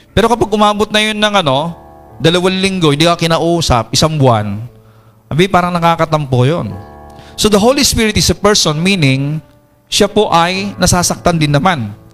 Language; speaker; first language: Filipino; non-native, local second language; Iloko